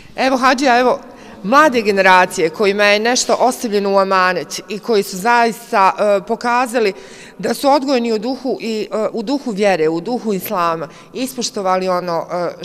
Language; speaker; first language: Croatian; native; Croatian